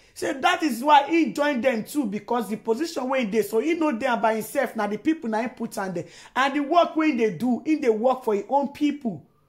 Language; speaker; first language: Nigerian Pidgin; non-native, local second language; Yoruba